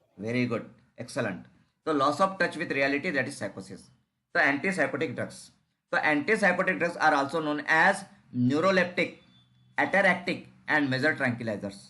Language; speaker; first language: Hindi; non-native, local second language; Marathi